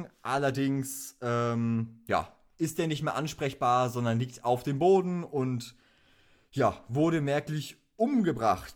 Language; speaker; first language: German; native; German